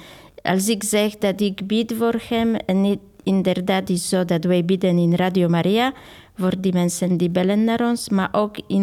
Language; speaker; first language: Dutch; non-native, fluent; Polish